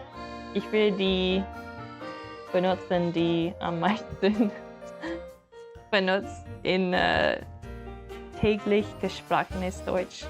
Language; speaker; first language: German; non-native, learner; English